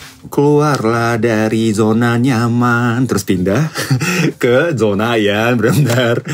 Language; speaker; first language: Indonesian; non-native, fluent; Japanese